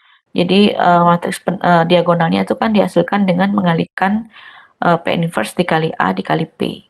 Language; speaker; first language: Indonesian; native; Indonesian